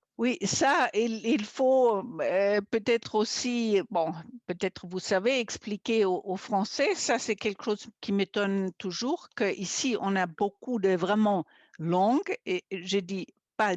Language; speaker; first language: French; non-native, fluent; German